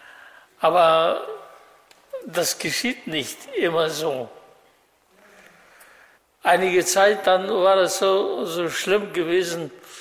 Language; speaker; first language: German; non-native, fluent; Russian